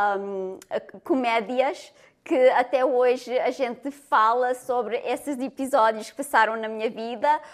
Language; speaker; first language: Portuguese; early bilingual, heritage; Portuguese